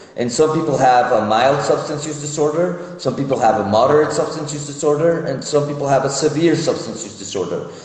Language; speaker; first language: English; non-native, fluent; Spanish